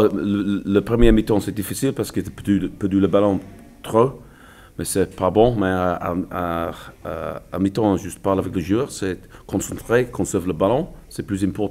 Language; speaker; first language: French; non-native, learner; English